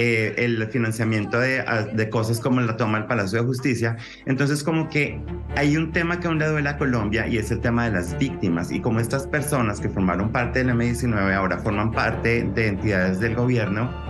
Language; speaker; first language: Spanish; native; Spanish